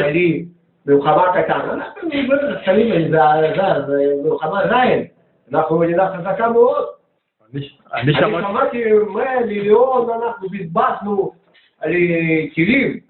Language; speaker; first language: Hebrew; non-native, learner; Russian